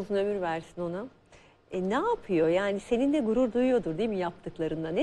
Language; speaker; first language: Turkish; native; Turkish